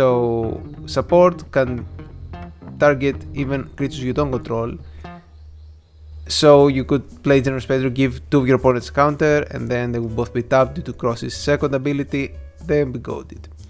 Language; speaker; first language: English; non-native, fluent; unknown